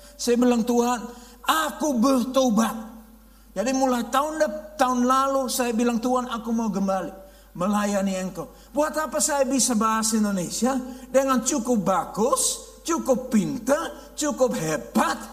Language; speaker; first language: Indonesian; non-native, fluent; Dutch